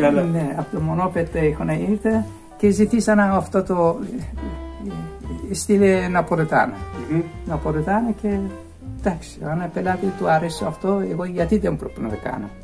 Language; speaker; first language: Greek; non-native, learner; Persian